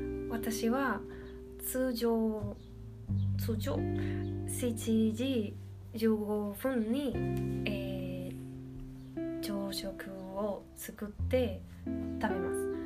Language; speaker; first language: Japanese; non-native, learner; Spanish